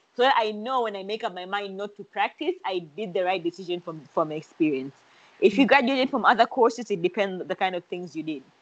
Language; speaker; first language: English; non-native, local second language; Swahili